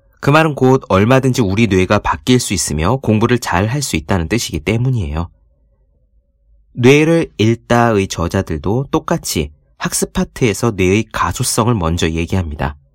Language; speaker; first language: Korean; native; Korean